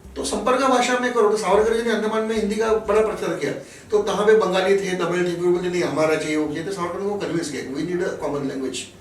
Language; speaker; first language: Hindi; non-native, local second language; Marathi